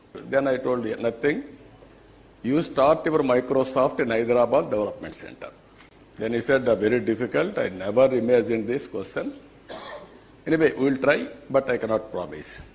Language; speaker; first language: English; non-native, local second language; Telugu